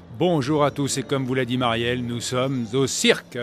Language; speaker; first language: French; native; French